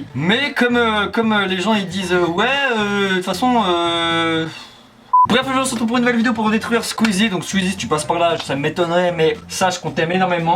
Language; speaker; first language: French; native; French